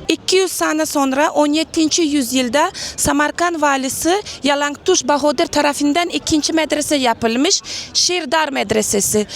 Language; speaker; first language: Turkish; non-native, learner; Uzbek